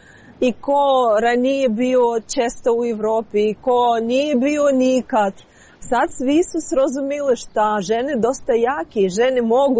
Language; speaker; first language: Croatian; non-native, learner; Ukrainian